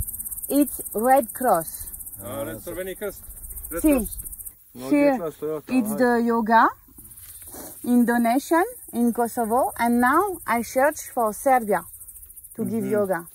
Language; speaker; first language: English; non-native, learner; French